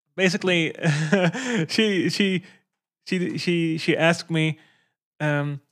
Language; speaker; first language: English; non-native, fluent; Dutch